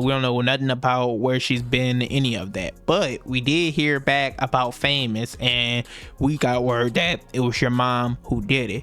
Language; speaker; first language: English; native; English